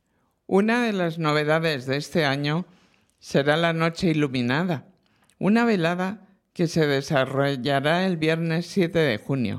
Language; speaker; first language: Spanish; native; Spanish